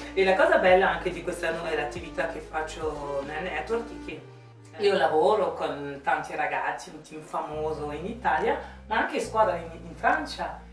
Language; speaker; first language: Italian; non-native, fluent; French